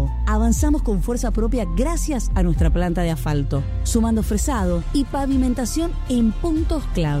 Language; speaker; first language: Spanish; native; Spanish